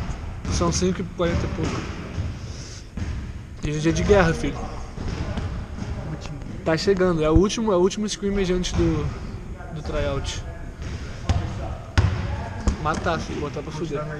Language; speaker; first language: Portuguese; native; Portuguese